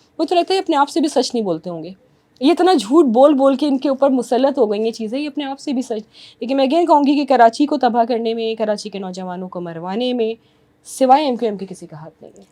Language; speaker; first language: Urdu; native; Urdu